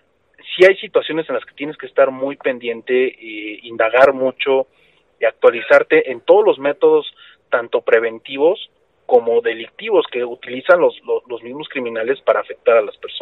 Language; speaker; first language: Spanish; native; Spanish